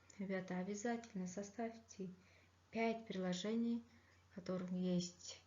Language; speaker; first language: Russian; non-native, fluent; Kyrgyz